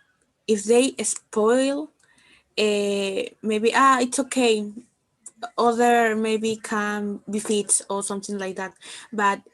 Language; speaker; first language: English; non-native, learner; Spanish